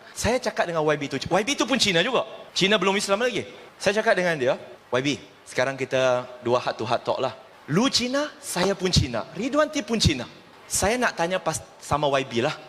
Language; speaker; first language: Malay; non-native, local second language; Chinese